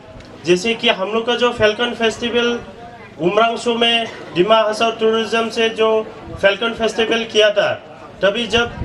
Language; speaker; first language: Hindi; non-native, local second language; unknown